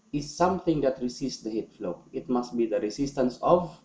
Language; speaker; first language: English; non-native, local second language; Filipino